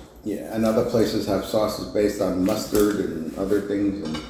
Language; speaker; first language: English; native; English